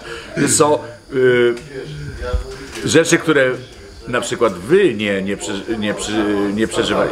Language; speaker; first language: Polish; early bilingual, heritage; Polish